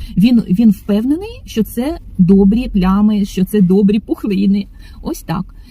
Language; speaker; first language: Ukrainian; non-native, local second language; Russian